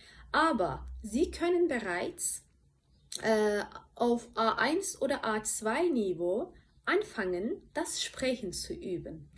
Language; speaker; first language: German; non-native, fluent; Turkish